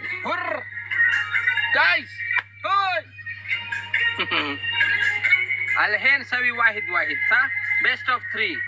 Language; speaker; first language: Arabic; non-native, learner; Urdu